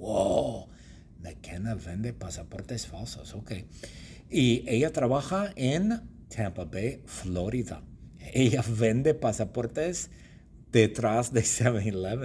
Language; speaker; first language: Spanish; non-native, fluent; English